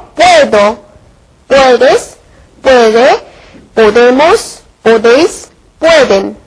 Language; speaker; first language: Spanish; non-native, fluent; Korean